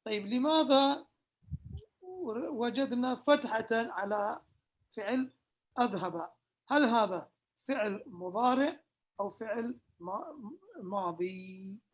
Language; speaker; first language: Arabic; non-native, fluent; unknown